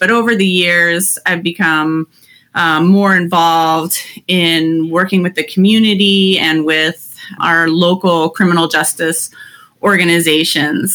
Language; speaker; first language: English; native; English